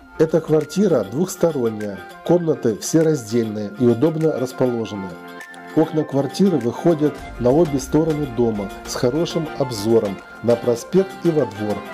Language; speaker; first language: Russian; native; Russian